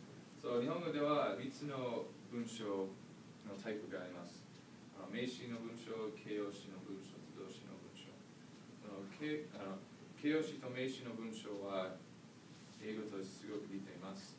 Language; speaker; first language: Japanese; non-native, learner; English